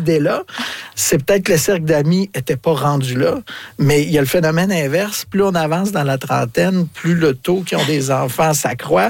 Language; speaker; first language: French; native; French